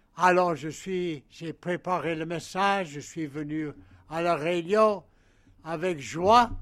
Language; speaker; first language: French; non-native, fluent; English